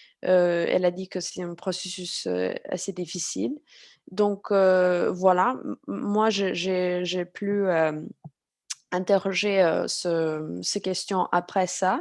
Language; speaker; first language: French; non-native, fluent; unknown